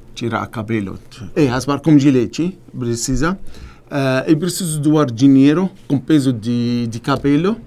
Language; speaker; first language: Portuguese; non-native, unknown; Arabic